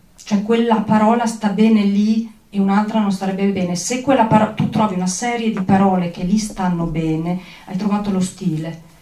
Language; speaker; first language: Italian; native; Italian